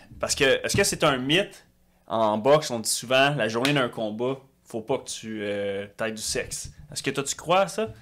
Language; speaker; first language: French; native; French